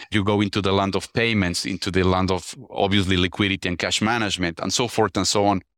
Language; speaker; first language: English; non-native, fluent; Spanish